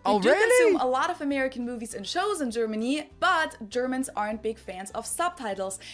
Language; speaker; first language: English; non-native, fluent; German